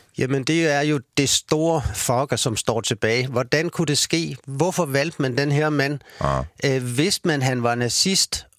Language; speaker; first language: Danish; native; Danish